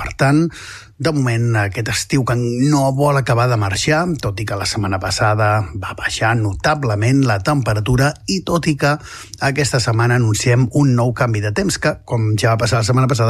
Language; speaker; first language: Catalan; native; Catalan